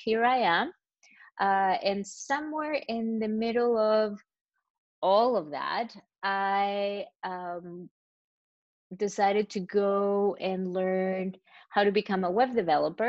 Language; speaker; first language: English; non-native, fluent; Spanish